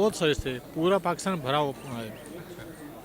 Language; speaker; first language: Hindi; non-native, local second language; Sindhi